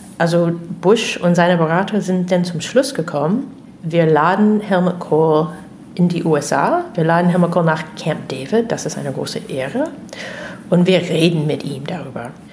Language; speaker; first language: German; non-native, fluent; English